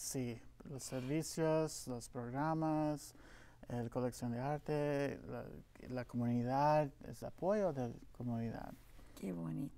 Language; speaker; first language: Spanish; non-native, local second language; English